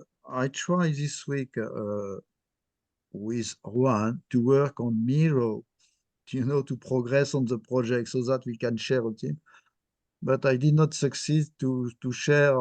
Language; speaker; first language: English; non-native, fluent; French